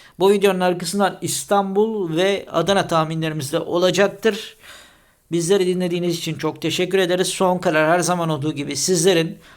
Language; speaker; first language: Turkish; native; Turkish